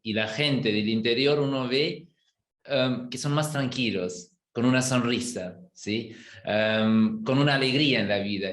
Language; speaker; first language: Spanish; non-native, fluent; German